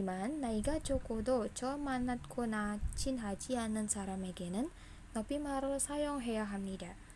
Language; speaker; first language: Korean; non-native, fluent; Indonesian